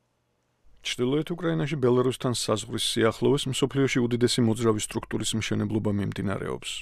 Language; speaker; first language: Georgian; native; Georgian